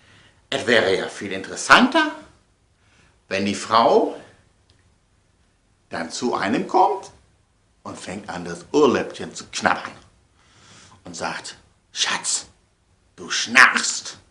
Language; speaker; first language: German; native; German